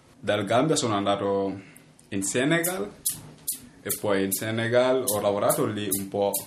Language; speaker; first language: Italian; non-native, learner; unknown